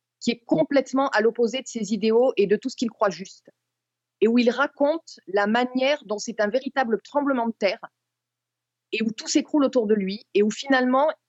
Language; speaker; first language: French; native; French